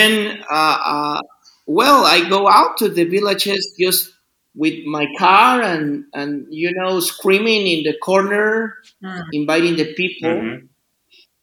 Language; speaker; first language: English; non-native, learner; Spanish